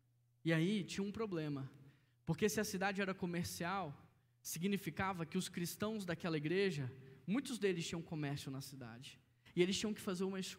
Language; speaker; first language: Portuguese; native; Portuguese